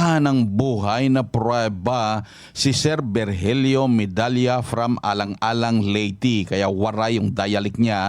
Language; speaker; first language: Filipino; native; Filipino